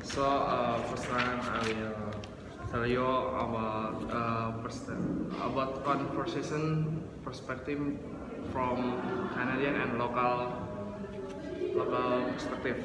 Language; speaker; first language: English; non-native, learner; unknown